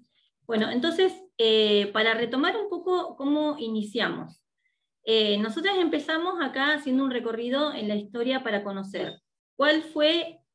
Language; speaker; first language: Spanish; native; Spanish